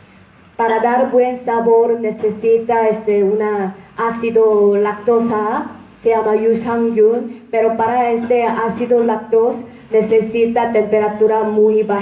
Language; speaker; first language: Spanish; non-native, fluent; Korean